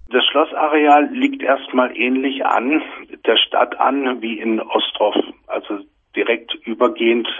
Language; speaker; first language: German; native; German